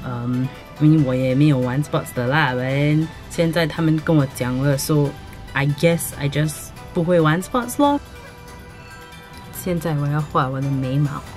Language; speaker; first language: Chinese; non-native, local second language; English